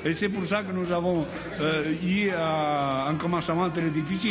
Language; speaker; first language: French; non-native, fluent; Spanish